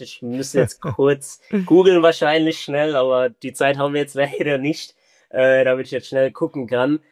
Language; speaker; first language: German; early bilingual, other home language; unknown